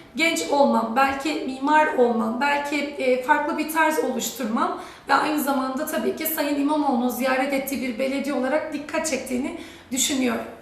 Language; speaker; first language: Turkish; native; Turkish